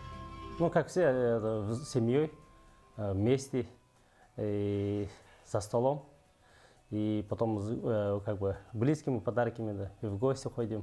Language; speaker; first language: Russian; non-native, local second language; Kyrgyz